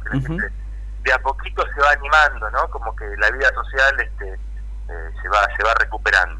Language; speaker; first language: Spanish; native; Spanish